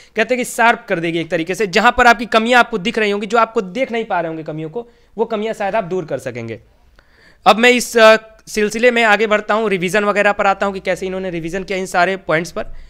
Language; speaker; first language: Hindi; native; Hindi